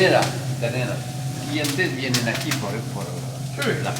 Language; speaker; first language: Spanish; non-native, learner; French